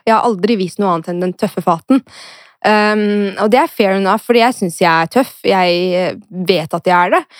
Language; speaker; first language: Norwegian; early bilingual, other home language; Arabic